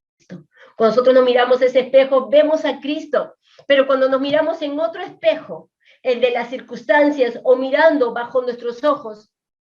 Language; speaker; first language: Spanish; native; Spanish